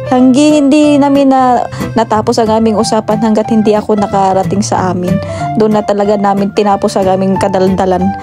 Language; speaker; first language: Filipino; non-native, local second language; Cebuano